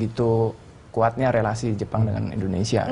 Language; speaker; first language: Indonesian; native; Indonesian